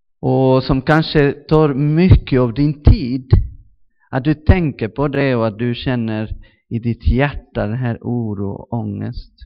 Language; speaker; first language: Swedish; non-native, fluent; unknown